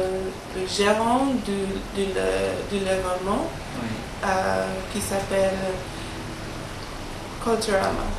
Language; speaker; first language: French; non-native, learner; English